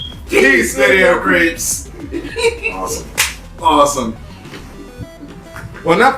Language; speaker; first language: English; native; English